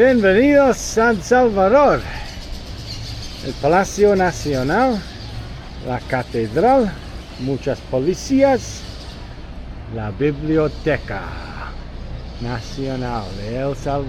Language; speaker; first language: Spanish; non-native, learner; English